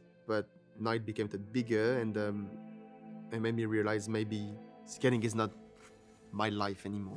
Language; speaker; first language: English; non-native, fluent; French